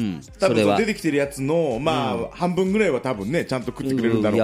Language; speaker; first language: Japanese; native; Japanese